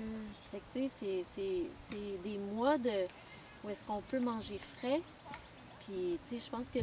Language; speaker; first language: French; native; French